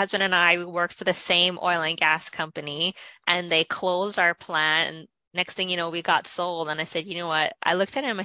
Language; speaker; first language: English; native; English